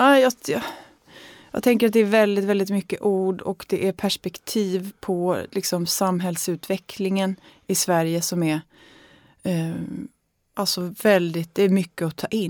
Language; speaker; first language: Swedish; native; Swedish